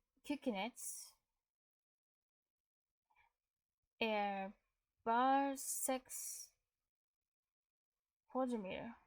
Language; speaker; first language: Swedish; non-native, learner; English